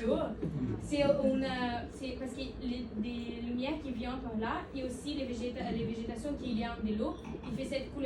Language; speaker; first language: French; non-native, learner; Portuguese